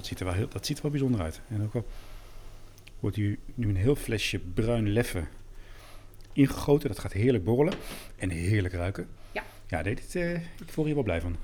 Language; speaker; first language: Dutch; native; Dutch